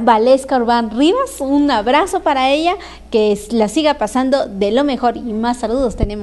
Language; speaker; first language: Spanish; native; Spanish